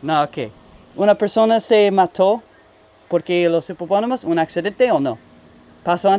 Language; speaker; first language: Spanish; non-native, learner; English